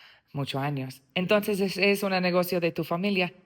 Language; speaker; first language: Spanish; non-native, learner; English